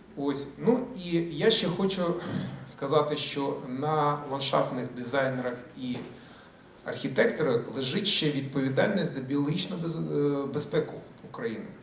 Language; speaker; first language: Ukrainian; early bilingual, other home language; Russian